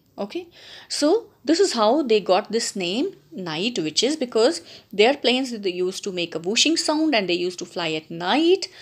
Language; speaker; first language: English; non-native, local second language; Punjabi